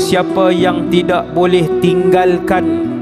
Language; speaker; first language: Malay; native; Malay